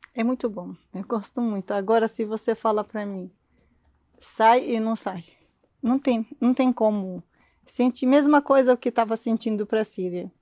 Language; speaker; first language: Portuguese; non-native, learner; Arabic